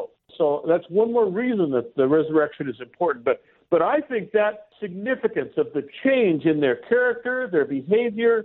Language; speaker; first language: English; native; English